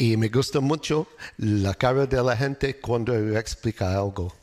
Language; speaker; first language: Spanish; non-native, learner; English